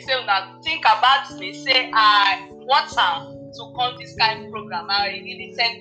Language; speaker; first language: Nigerian Pidgin; non-native, local second language; Yoruba